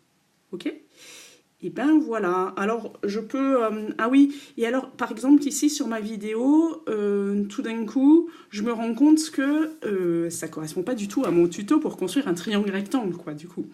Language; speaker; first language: French; native; French